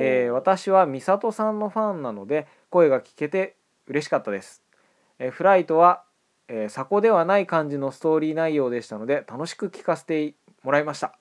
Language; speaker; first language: Japanese; native; Japanese